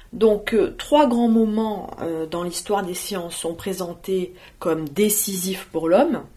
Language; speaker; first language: French; native; French